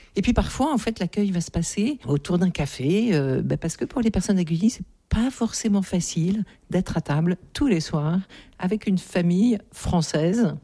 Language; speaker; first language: French; native; French